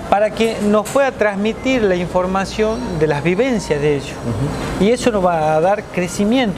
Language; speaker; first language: Spanish; native; Spanish